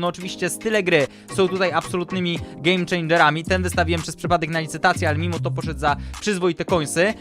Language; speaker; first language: Polish; native; Polish